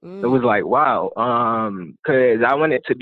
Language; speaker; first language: English; non-native, fluent; Haitian Creole